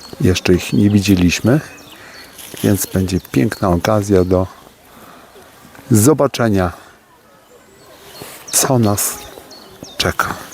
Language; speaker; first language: Polish; native; Polish